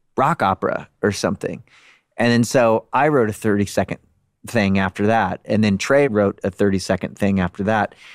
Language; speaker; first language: English; native; English